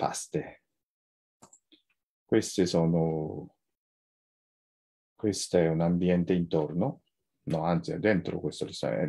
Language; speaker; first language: Italian; non-native, fluent; Japanese